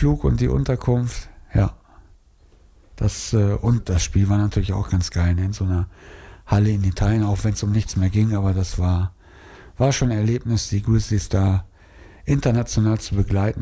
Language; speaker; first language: German; native; German